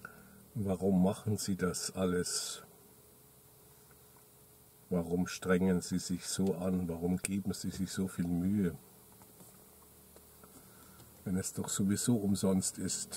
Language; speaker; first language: German; native; German